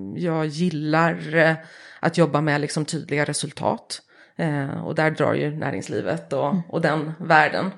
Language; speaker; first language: Swedish; early bilingual, heritage; Swedish